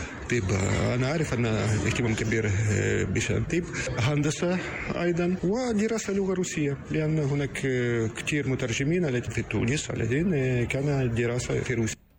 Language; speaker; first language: Arabic; non-native, learner; Russian